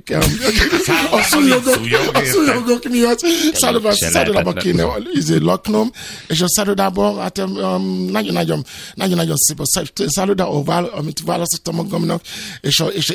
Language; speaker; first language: Hungarian; non-native, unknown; Yoruba